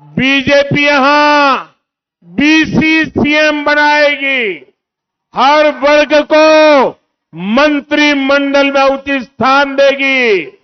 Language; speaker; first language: Hindi; non-native, local second language; Gujarati